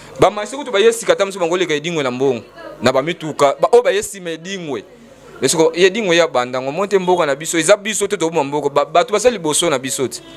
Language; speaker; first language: Lingala; non-native, local second language; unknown